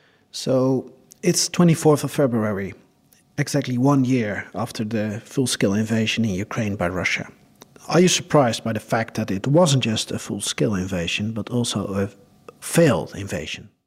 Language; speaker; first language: English; non-native, fluent; Dutch